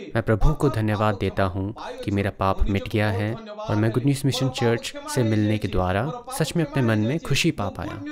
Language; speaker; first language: Hindi; non-native, local second language; Odia